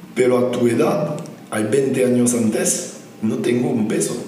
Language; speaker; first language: Spanish; non-native, fluent; French